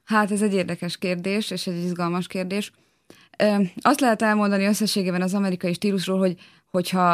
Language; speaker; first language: Hungarian; native; Hungarian